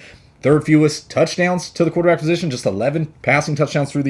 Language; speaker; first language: English; native; English